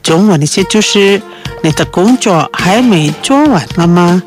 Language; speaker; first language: Chinese; non-native, local second language; Indonesian